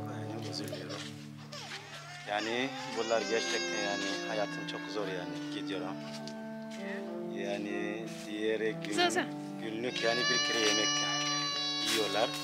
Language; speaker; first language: Turkish; non-native, learner; Hausa